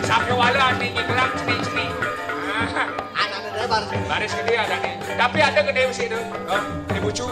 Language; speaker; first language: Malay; non-native, local second language; Balinese